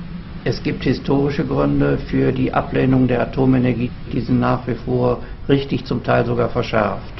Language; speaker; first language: German; native; German